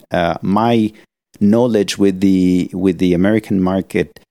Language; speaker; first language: English; non-native, fluent; Italian